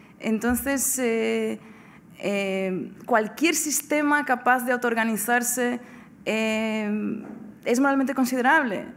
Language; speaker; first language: Spanish; non-native, fluent; Portuguese